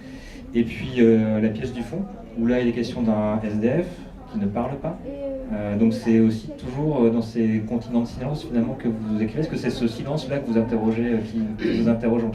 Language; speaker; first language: French; native; French